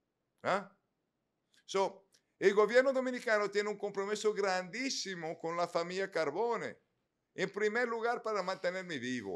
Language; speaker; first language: Spanish; native; Spanish